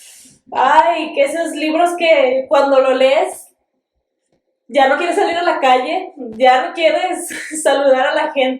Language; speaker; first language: Spanish; native; Spanish